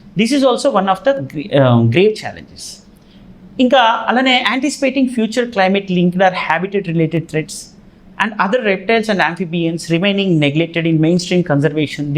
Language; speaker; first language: English; non-native, local second language; Telugu